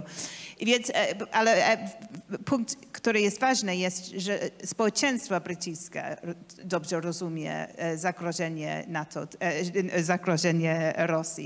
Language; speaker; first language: Polish; non-native, learner; English